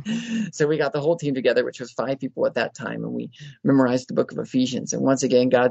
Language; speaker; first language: English; native; English